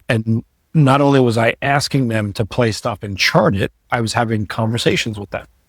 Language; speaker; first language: English; native; English